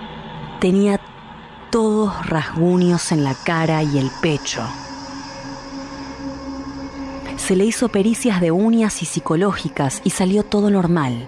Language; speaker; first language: Spanish; native; Spanish